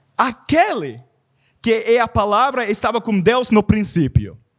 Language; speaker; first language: Portuguese; non-native, learner; English